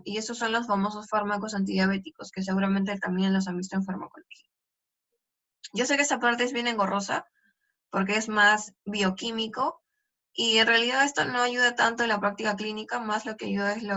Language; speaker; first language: Spanish; native; Spanish